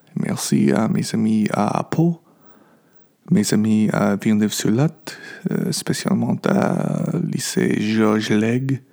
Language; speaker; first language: French; non-native, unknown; English